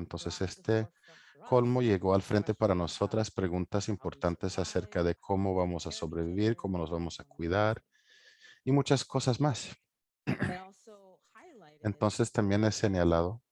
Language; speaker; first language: Spanish; non-native, fluent; English